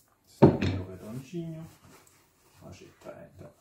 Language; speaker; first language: Portuguese; non-native, fluent; German